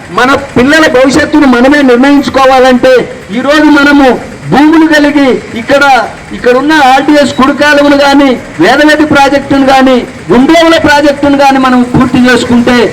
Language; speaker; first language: Telugu; native; Telugu